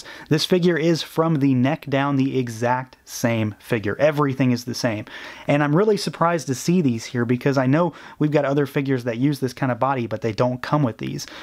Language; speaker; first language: English; native; English